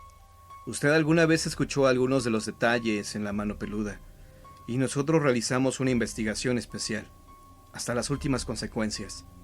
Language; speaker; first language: Spanish; native; Spanish